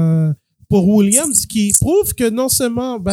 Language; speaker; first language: French; native; French